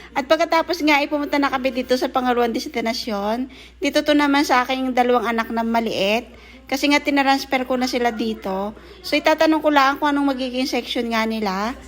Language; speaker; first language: Filipino; native; Filipino